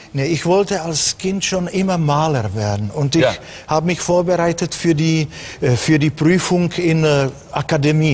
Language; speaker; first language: German; non-native, fluent; Czech